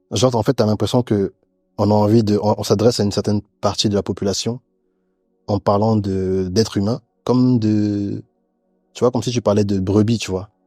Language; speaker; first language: French; early bilingual, other home language; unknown